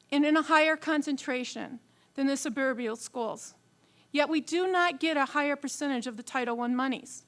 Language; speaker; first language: English; native; English